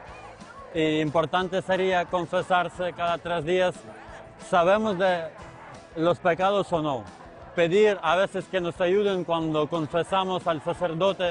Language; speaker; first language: Spanish; non-native, fluent; Ukrainian